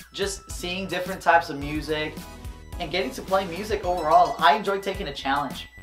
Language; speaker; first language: English; native; English